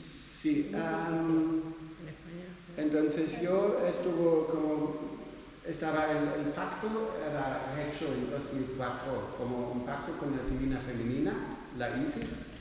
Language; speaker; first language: Spanish; non-native, learner; Dutch